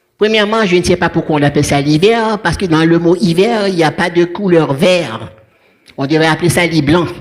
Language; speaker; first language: French; non-native, local second language; Haitian Creole